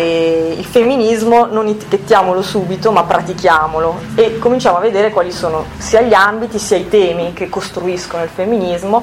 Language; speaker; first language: Italian; native; Italian